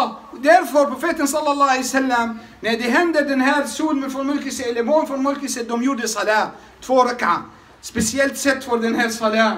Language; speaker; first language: Swedish; non-native, fluent; Arabic